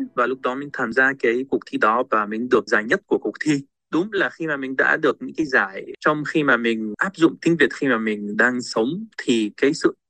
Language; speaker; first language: Vietnamese; non-native, fluent; Arabic